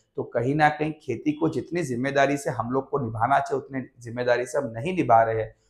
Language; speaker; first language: Hindi; non-native, local second language; Gujarati